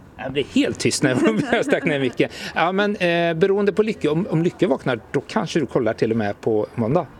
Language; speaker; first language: Swedish; native; Swedish